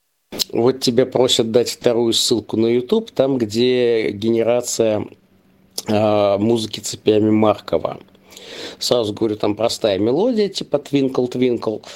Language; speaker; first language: Russian; native; Russian